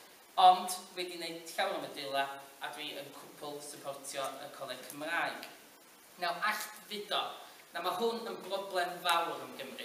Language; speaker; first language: Welsh; native; Welsh